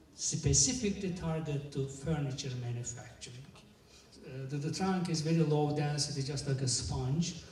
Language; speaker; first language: English; non-native, fluent; Turkish